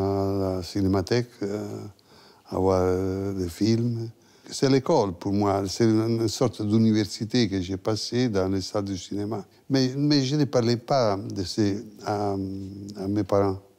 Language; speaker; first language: French; non-native, fluent; Italian